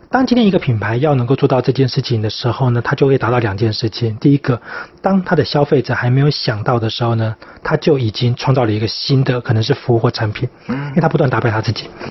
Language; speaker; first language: Chinese; native; Chinese